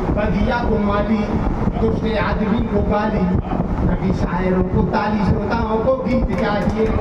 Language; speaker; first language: Hindi; native; Hindi